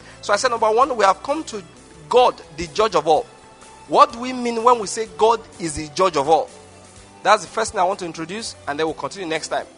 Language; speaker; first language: English; non-native, local second language; Igbo